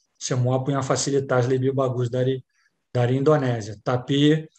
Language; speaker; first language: Indonesian; non-native, learner; Portuguese